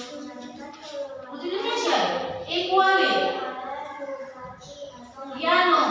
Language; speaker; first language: English; non-native, local second language; Indonesian